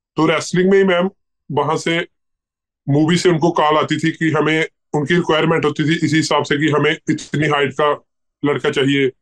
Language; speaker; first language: Hindi; native; Hindi